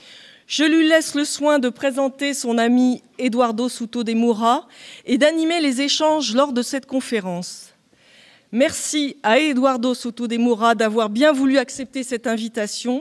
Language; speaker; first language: French; native; French